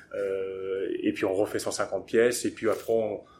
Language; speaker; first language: French; early bilingual, other home language; English